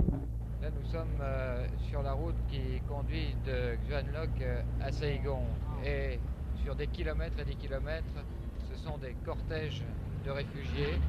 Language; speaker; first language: French; native; French